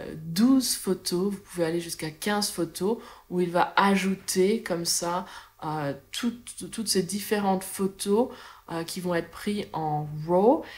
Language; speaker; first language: French; native; French